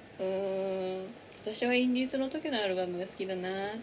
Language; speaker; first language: Japanese; native; Japanese